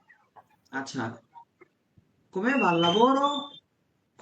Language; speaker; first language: Italian; non-native, fluent; Bangla